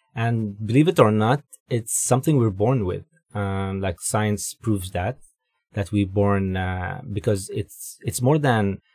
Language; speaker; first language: English; non-native, fluent; Arabic